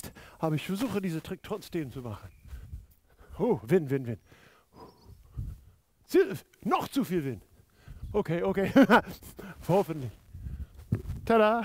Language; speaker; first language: German; non-native, fluent; English